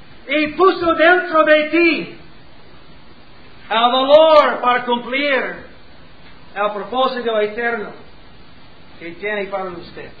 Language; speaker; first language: Spanish; non-native, learner; English